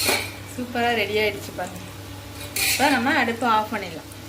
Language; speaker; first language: Tamil; native; Tamil